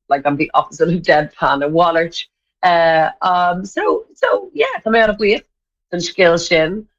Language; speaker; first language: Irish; native; Irish